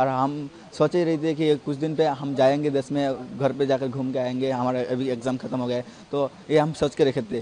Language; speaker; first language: Hindi; non-native, fluent; Bangla